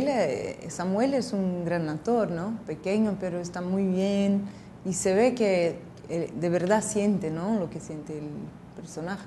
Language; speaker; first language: Spanish; non-native, fluent; Portuguese